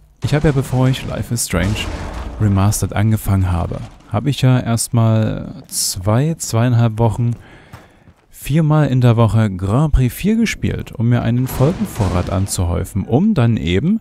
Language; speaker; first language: German; native; German